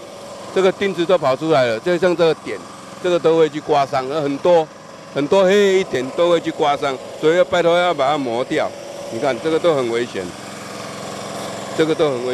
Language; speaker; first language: Chinese; native; Chinese